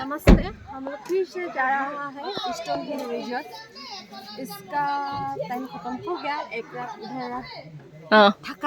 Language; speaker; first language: Hindi; non-native, local second language; Assamese